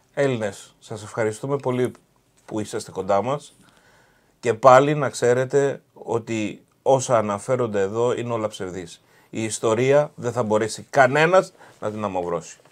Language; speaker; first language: Greek; early bilingual, heritage; Greek